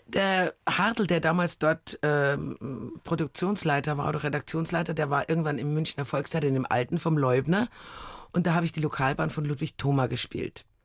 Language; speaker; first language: German; native; German